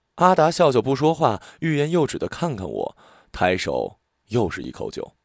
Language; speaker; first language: Chinese; native; Chinese